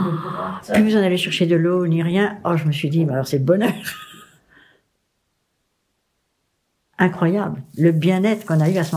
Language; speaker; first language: French; native; French